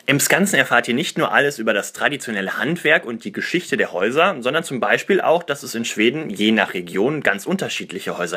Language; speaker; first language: German; native; German